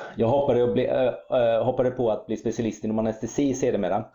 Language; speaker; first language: Swedish; early bilingual, other home language; German